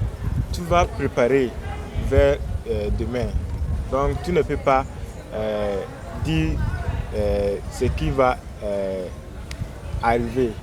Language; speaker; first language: French; non-native, learner; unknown